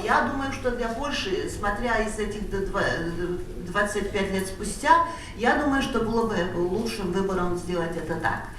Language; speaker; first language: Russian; non-native, fluent; Polish